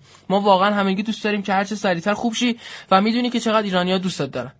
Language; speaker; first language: Persian; native; Persian